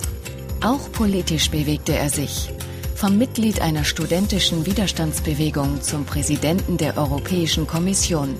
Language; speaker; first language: German; native; German